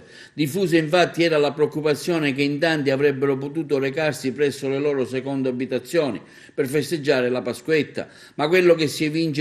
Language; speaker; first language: Italian; native; Italian